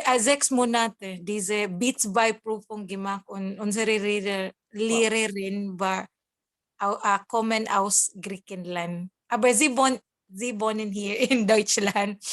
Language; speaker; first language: German; non-native, learner; Cebuano